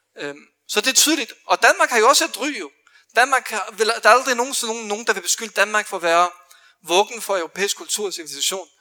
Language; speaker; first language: Danish; early bilingual, other home language; Arabic